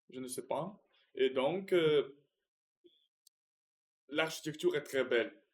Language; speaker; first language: French; non-native, learner; Russian